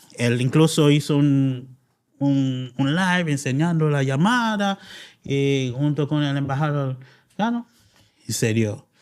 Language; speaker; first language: Spanish; non-native, fluent; Haitian Creole